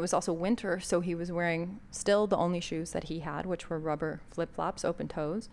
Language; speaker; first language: English; native; English